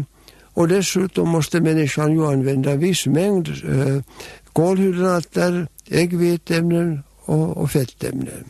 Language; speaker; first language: Swedish; native; Swedish